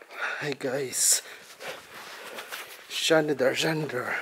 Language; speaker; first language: English; non-native, local second language; Filipino